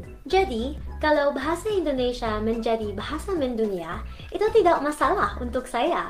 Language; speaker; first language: Indonesian; non-native, fluent; Filipino